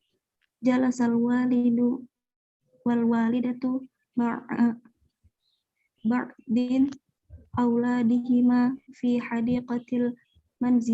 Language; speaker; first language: Arabic; non-native, learner; Indonesian